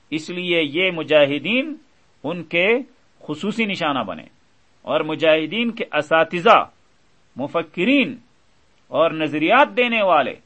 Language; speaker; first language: Urdu; native; Urdu